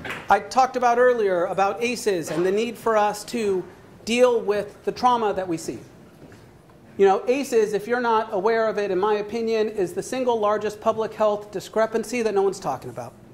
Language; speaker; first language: English; early bilingual, other home language; Spanish